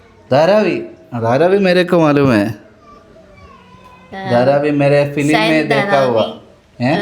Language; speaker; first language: Hindi; non-native, local second language; Malayalam